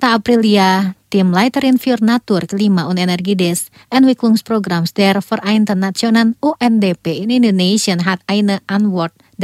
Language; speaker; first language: German; non-native, fluent; Indonesian